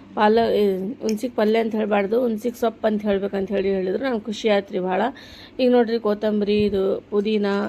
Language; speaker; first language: Kannada; native; Kannada